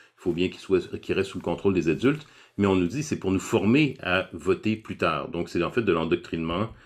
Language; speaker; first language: French; native; French